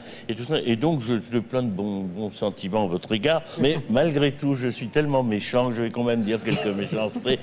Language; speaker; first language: French; native; French